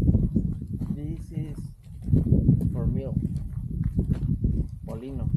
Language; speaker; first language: English; non-native, learner; Spanish